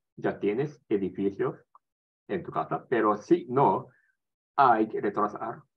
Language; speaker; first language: Spanish; non-native, learner; Japanese